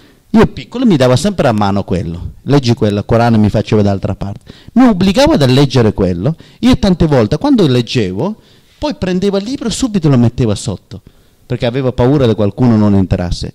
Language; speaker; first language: Italian; non-native, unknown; Persian